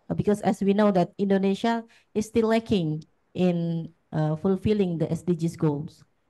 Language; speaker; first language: English; non-native, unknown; Indonesian